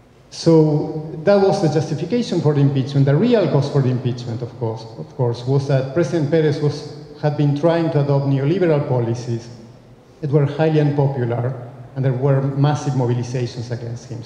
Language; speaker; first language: English; non-native, fluent; Spanish